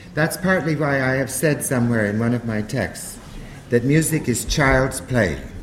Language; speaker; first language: English; native; English